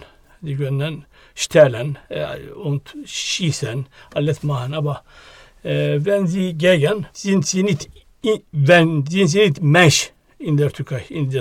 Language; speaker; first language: German; non-native, learner; Turkish